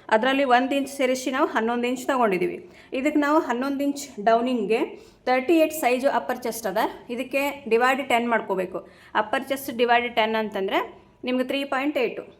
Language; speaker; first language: Kannada; native; Kannada